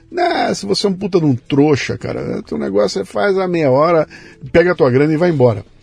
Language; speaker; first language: Portuguese; native; Portuguese